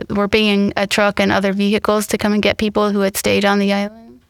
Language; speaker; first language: English; native; English